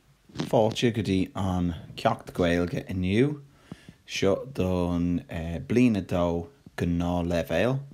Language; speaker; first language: Irish; non-native, local second language; English